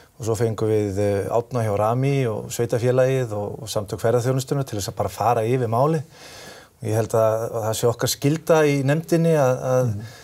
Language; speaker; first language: Icelandic; native; Icelandic